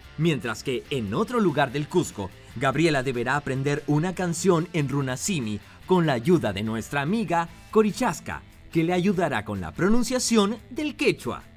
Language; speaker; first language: Spanish; native; Spanish